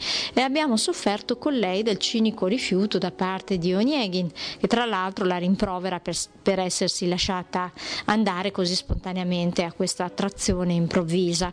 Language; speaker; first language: Italian; native; Italian